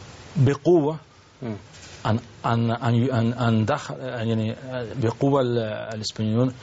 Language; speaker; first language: Arabic; non-native, learner; Spanish